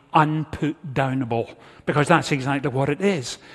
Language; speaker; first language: English; native; English